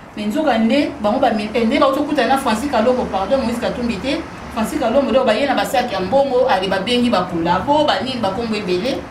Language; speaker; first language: Lingala; non-native, local second language; Kongo